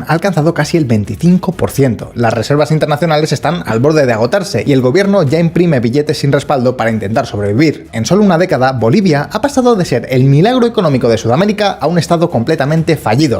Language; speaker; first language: Spanish; native; Spanish